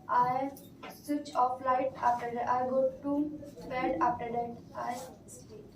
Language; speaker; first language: English; non-native, learner; Hindi